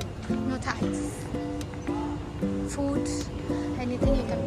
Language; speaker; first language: English; non-native, local second language; Telugu